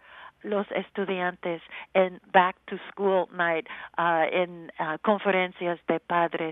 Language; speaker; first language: Spanish; non-native, learner; English